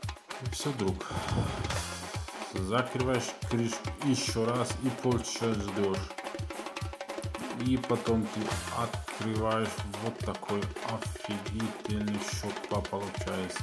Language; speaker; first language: Russian; non-native, fluent; Tajik